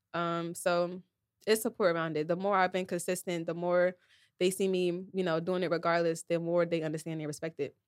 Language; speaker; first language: English; native; English